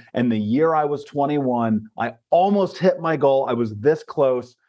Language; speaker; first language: English; native; English